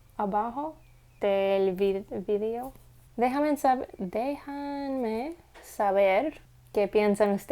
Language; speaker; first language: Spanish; non-native, learner; English